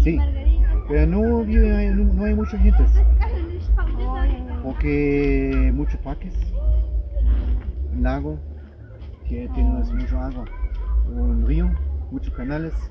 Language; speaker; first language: Spanish; non-native, learner; German